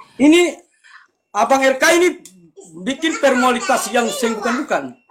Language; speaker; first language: Indonesian; native; Indonesian